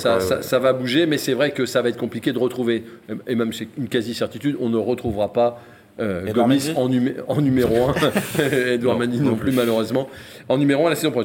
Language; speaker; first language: French; native; French